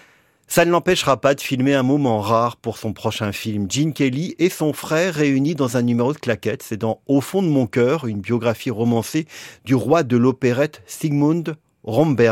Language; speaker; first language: French; native; French